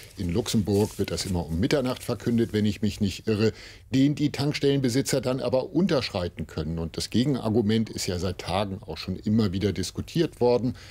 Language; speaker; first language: German; native; German